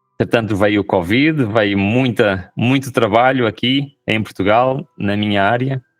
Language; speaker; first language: Portuguese; native; Portuguese